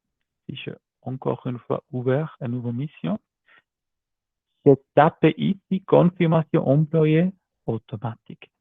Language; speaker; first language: French; non-native, learner; German